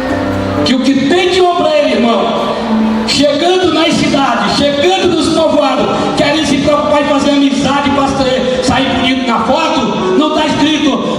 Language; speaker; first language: Portuguese; native; Portuguese